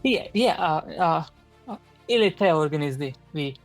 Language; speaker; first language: French; non-native, learner; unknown